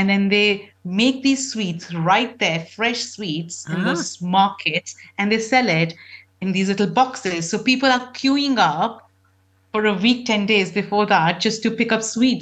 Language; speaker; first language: English; non-native, local second language; Punjabi